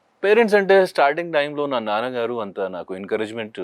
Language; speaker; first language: Telugu; non-native, local second language; Hindi